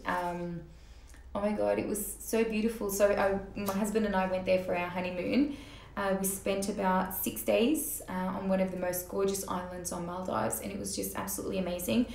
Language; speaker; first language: English; early bilingual, other home language; Turkish